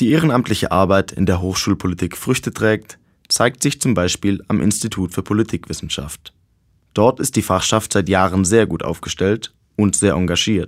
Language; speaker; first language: German; native; German